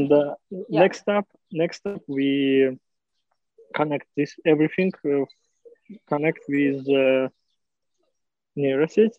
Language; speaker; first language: English; non-native, learner; Russian